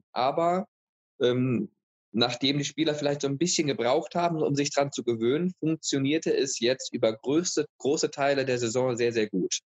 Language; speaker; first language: German; native; German